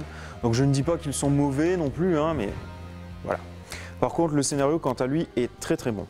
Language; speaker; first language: French; native; French